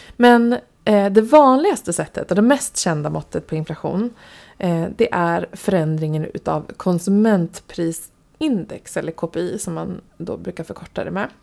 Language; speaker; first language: Swedish; native; Swedish